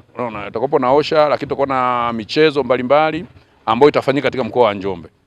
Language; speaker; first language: Swahili; native; Swahili